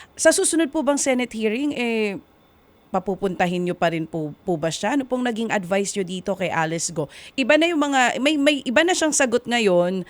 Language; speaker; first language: Filipino; native; Filipino